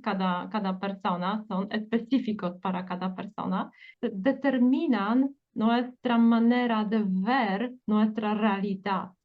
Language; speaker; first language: Spanish; non-native, fluent; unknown